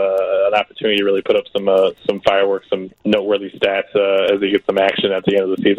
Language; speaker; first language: English; native; English